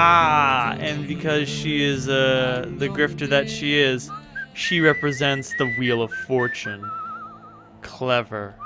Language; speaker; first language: English; native; English